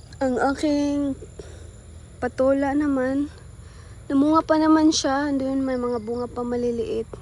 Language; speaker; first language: Filipino; native; Filipino